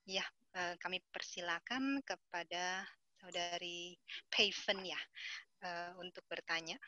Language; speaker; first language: Indonesian; native; Indonesian